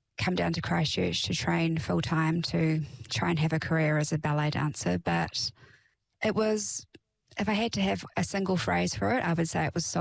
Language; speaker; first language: English; native; English